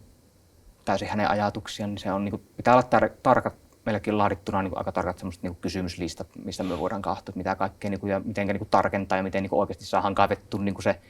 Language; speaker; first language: Finnish; native; Finnish